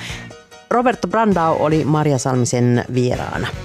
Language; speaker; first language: Finnish; native; Finnish